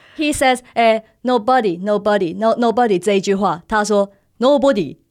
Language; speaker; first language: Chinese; non-native, fluent; Japanese